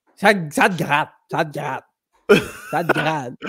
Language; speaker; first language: French; native; French